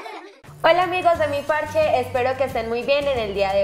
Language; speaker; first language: Spanish; native; Spanish